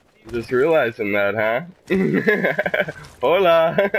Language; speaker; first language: English; native; English